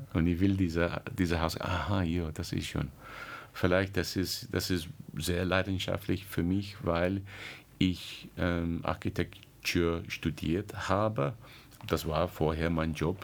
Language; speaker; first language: German; non-native, learner; English